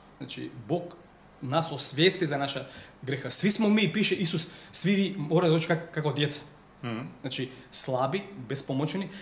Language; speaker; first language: Serbian; non-native, fluent; Macedonian